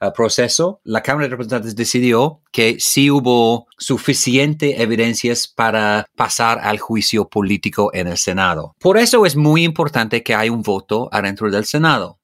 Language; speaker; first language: Spanish; non-native, fluent; English